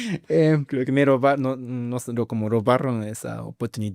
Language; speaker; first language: Spanish; non-native, learner; Japanese